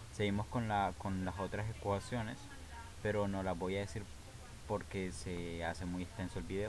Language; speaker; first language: Spanish; native; Spanish